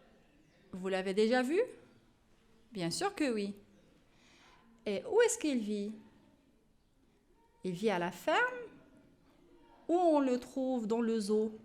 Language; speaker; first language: French; non-native, local second language; Arabic